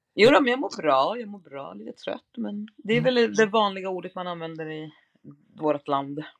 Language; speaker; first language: Swedish; native; Swedish